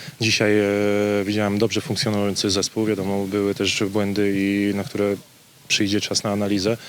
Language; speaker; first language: Polish; native; Polish